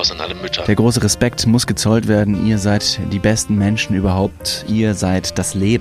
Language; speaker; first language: German; native; German